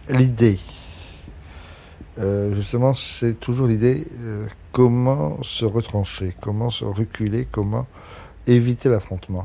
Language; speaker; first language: French; native; French